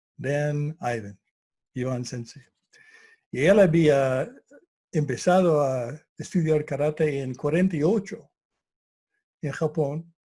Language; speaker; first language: Spanish; non-native, fluent; English